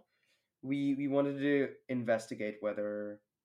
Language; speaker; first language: English; non-native, local second language; Hindi